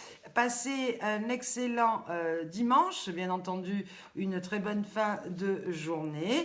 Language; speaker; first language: French; native; French